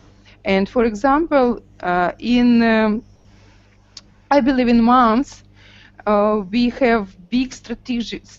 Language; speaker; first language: English; non-native, learner; Russian